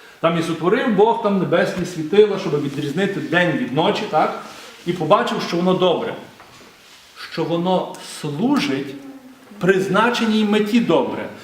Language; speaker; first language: Ukrainian; native; Ukrainian